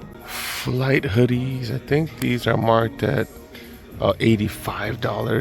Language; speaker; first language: English; native; English